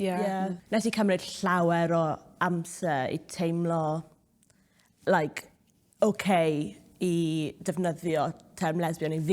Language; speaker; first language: Welsh; non-native, local second language; English